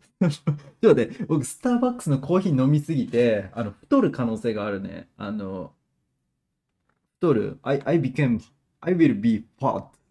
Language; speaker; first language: Japanese; native; Japanese